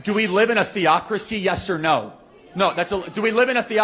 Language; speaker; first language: English; native; English